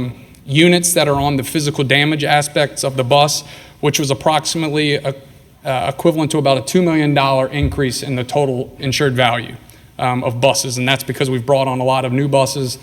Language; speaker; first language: English; native; English